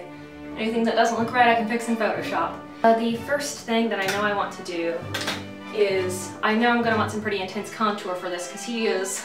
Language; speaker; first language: English; native; English